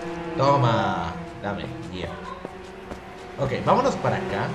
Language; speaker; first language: Spanish; native; Spanish